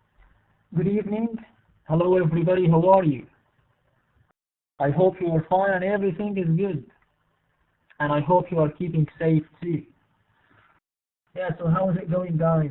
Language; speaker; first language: English; non-native, fluent; Arabic